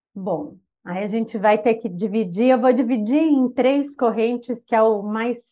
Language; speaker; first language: Portuguese; native; Portuguese